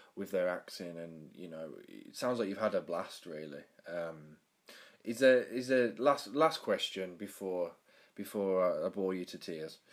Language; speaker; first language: English; native; English